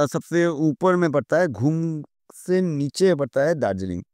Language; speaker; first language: Hindi; non-native, local second language; Bangla